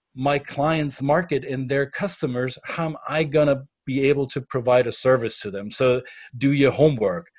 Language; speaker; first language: English; non-native, fluent; German